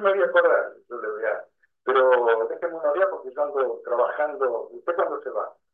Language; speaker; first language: Spanish; native; Spanish